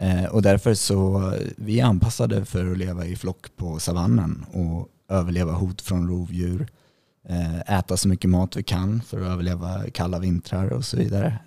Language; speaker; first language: Swedish; native; Swedish